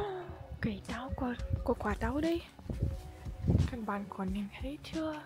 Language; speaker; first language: Vietnamese; non-native, learner; Russian